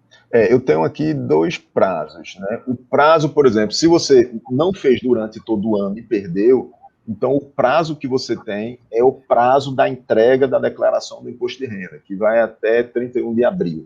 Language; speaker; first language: Portuguese; native; Portuguese